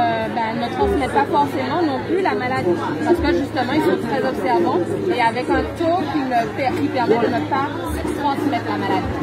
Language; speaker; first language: French; native; French